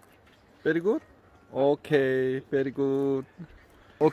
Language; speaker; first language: English; non-native, learner; Korean